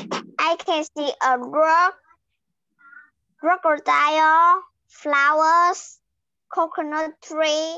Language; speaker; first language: English; non-native, learner; Vietnamese